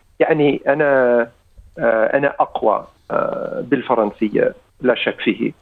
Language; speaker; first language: Arabic; non-native, fluent; English